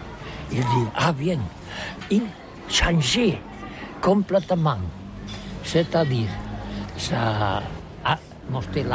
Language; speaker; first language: French; non-native, learner; Catalan